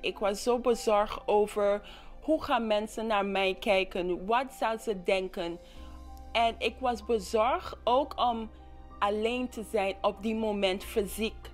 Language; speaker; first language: Dutch; non-native, local second language; English